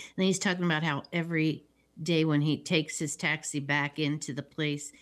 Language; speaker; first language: English; native; English